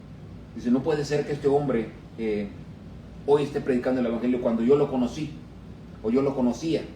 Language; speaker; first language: Spanish; native; Spanish